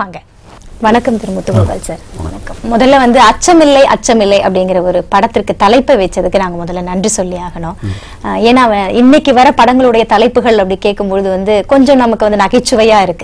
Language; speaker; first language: Tamil; native; Tamil